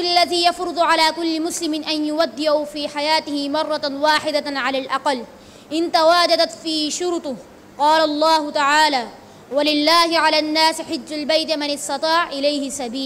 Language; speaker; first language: Arabic; non-native, learner; Urdu